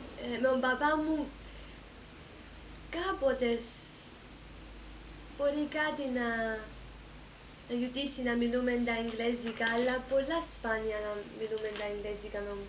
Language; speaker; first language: Greek; early bilingual, heritage; Greek